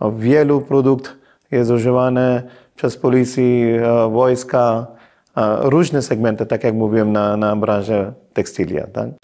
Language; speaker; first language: Polish; non-native, fluent; Hindi